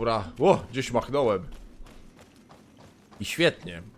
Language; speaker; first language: Polish; native; Polish